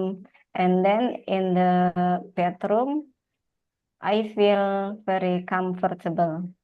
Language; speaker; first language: English; non-native, learner; Indonesian